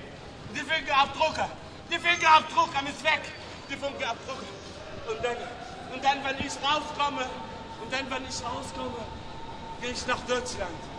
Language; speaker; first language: German; non-native, learner; Arabic